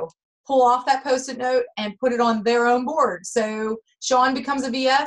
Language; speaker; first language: English; native; English